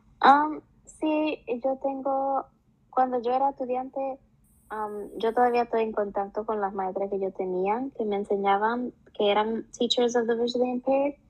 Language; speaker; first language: Spanish; early bilingual, heritage; Spanish